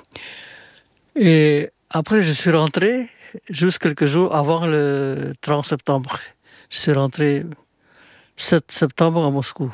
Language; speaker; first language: French; non-native, fluent; Indonesian